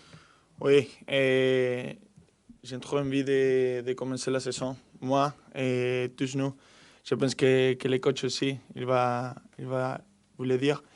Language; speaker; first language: French; non-native, fluent; Spanish